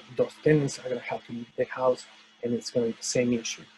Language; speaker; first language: English; non-native, fluent; Spanish